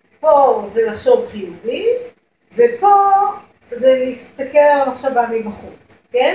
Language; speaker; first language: Hebrew; native; Hebrew